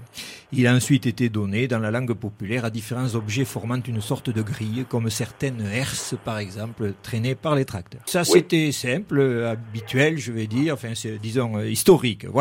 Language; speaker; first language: French; native; French